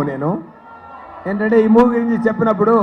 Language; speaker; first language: Telugu; non-native, learner; Tamil